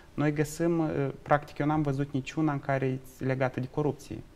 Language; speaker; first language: Romanian; native; Romanian